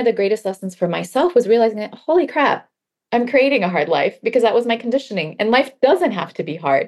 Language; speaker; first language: English; early bilingual, other home language; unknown